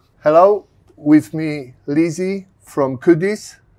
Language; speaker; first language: English; non-native, learner; Polish